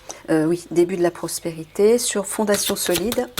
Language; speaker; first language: French; native; French